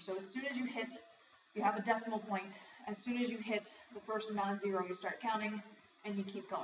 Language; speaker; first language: English; native; English